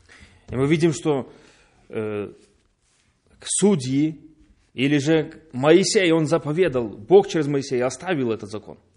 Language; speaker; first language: Polish; non-native, learner; Russian